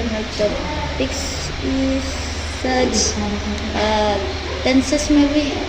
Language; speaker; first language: English; non-native, learner; Indonesian